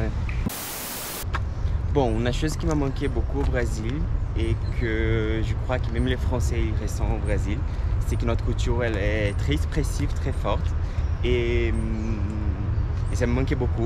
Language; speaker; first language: French; non-native, fluent; Portuguese